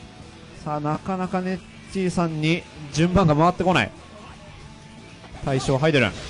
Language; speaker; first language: Japanese; native; Japanese